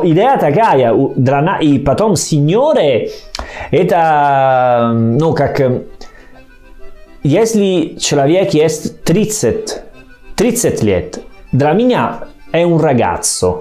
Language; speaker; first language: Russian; non-native, fluent; Italian